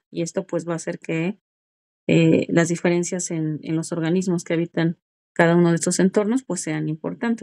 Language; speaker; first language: Spanish; native; Spanish